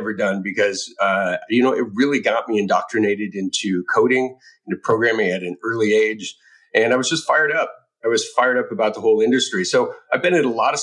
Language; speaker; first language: English; native; English